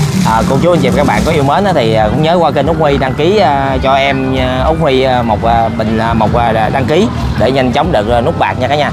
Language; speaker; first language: Vietnamese; native; Vietnamese